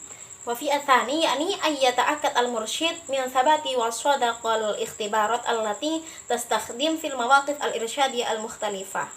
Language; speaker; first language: Arabic; non-native, learner; Indonesian